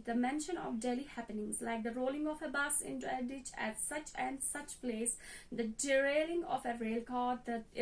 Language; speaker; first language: English; non-native, local second language; Hindi